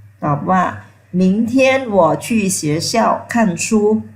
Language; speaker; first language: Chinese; non-native, fluent; Thai